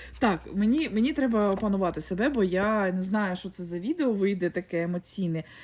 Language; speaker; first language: Ukrainian; non-native, local second language; Russian